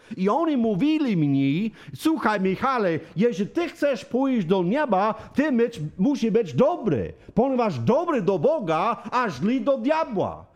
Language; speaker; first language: Polish; non-native, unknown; English